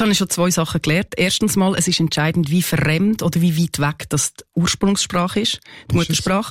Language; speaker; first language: German; native; German